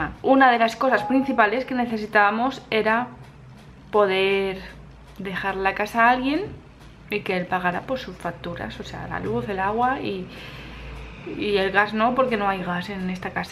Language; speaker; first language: Spanish; native; Spanish